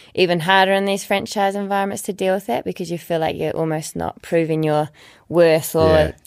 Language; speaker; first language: English; native; English